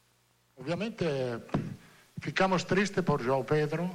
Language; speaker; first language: Portuguese; non-native, learner; Italian